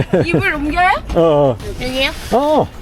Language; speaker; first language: Korean; native; Korean